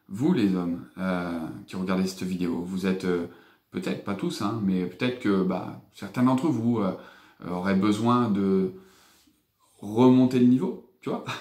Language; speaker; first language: French; native; French